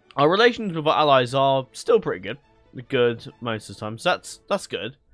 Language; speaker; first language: English; native; English